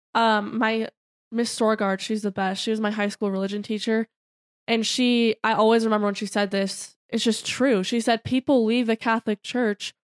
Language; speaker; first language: English; native; English